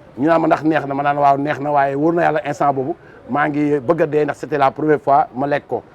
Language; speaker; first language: Wolof; native; Wolof